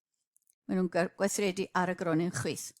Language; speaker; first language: Welsh; native; Welsh